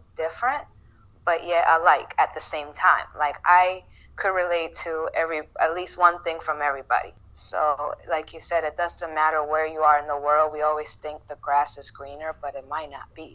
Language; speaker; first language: English; non-native, fluent; Spanish